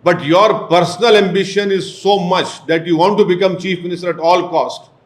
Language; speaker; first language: English; non-native, local second language; Hindi